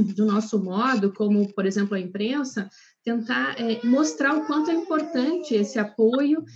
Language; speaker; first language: Portuguese; native; Portuguese